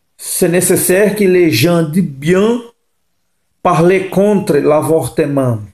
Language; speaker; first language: French; non-native, learner; Portuguese